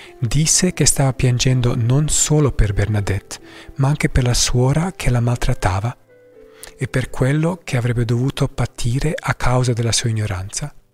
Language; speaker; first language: Italian; non-native, fluent; English